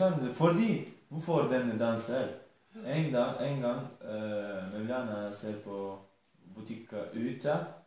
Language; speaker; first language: Norwegian; non-native, learner; Turkish